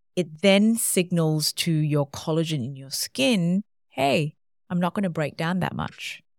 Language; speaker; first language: English; non-native, local second language; Tamil